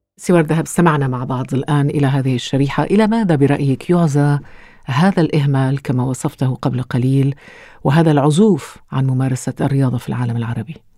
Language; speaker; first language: Arabic; native; Arabic